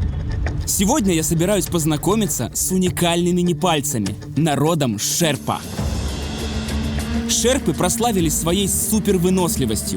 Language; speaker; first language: Russian; native; Russian